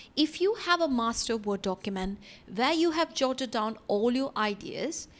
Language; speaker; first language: English; non-native, local second language; Malayalam